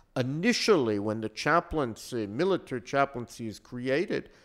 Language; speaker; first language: English; native; English